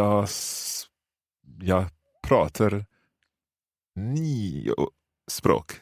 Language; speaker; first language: Swedish; non-native, learner; English